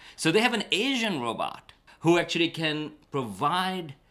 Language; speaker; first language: English; non-native, local second language; Urdu